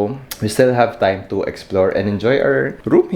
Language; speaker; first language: English; non-native, local second language; Filipino